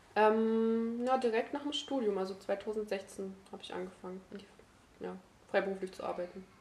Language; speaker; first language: German; native; German